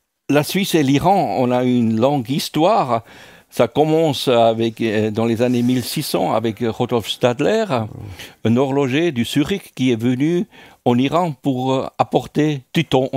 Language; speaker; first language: French; non-native, fluent; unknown